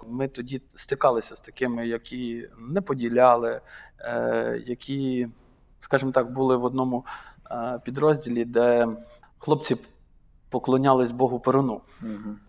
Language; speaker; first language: Ukrainian; native; Ukrainian